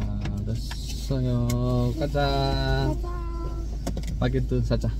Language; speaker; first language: Korean; non-native, learner; Spanish